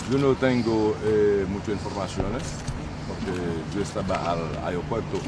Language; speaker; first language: Spanish; non-native, learner; Haitian Creole